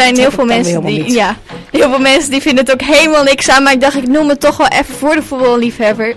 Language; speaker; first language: Dutch; native; Dutch